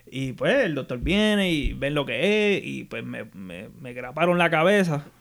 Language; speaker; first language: Spanish; native; Spanish